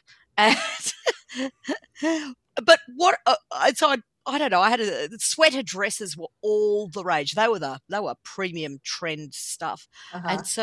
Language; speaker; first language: English; native; English